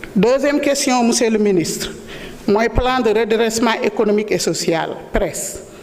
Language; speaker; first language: Wolof; non-native, local second language; Fula